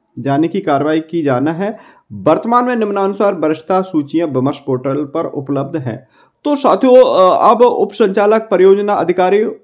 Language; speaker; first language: Hindi; native; Hindi